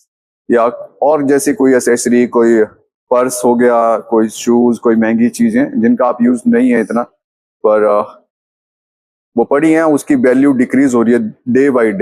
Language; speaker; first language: Hindi; native; Hindi